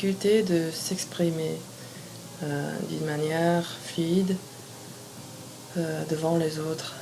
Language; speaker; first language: French; non-native, fluent; English